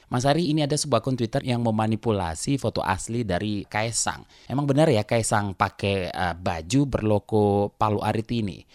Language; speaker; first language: Indonesian; native; Indonesian